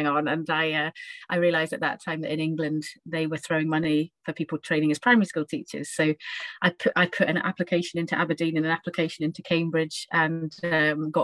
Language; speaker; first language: English; native; English